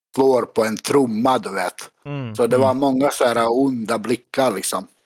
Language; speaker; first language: Swedish; non-native, fluent; Bosnian